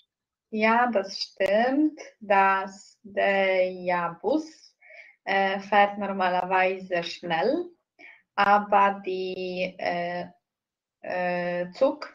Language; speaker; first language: German; non-native, learner; Polish